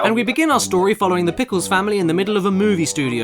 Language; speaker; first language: English; native; English